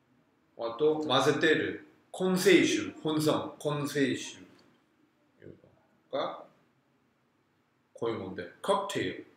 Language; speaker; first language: Japanese; non-native, fluent; Korean